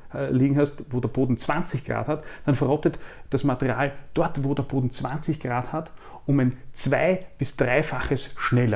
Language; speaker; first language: German; native; German